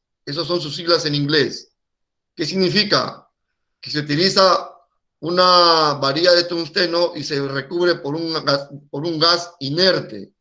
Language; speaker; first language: Spanish; native; Spanish